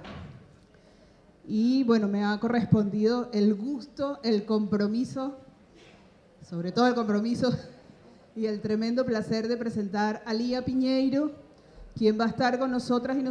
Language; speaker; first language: Spanish; native; Spanish